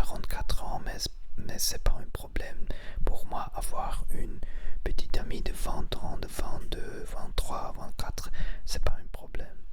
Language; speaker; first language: French; non-native, learner; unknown